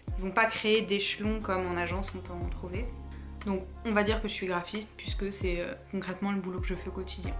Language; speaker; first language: French; native; French